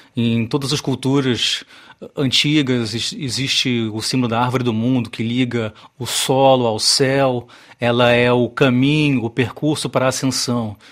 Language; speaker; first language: Portuguese; native; Portuguese